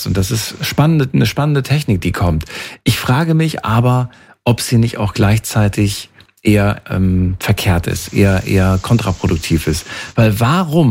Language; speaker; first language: German; native; German